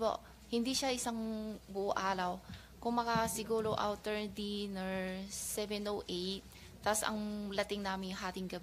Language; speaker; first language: Filipino; non-native, learner; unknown